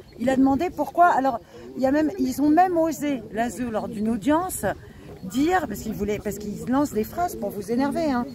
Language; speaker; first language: French; native; French